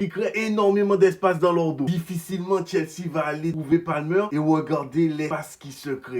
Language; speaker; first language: French; native; French